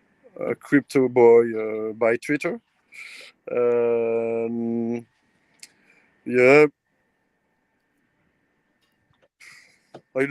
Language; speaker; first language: English; non-native, learner; French